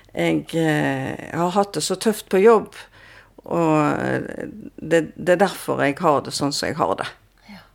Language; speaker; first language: Norwegian; native; Norwegian